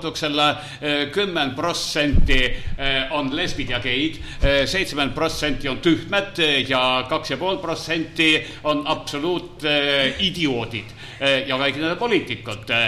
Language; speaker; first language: Finnish; non-native, learner; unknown